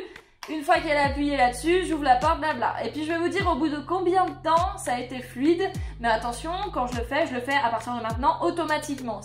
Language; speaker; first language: French; native; French